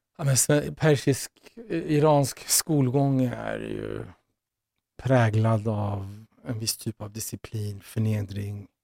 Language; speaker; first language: Swedish; early bilingual, other home language; Persian